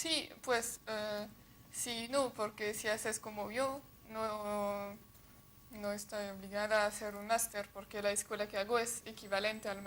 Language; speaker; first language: Spanish; non-native, fluent; French